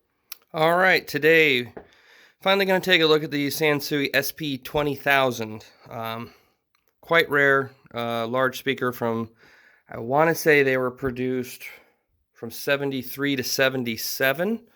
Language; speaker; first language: English; native; English